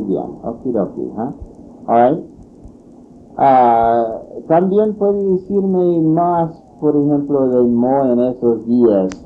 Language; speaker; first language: Spanish; non-native, fluent; English